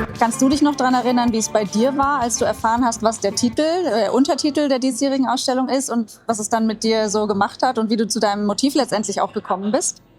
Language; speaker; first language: German; native; German